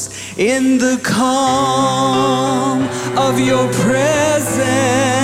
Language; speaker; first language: English; native; English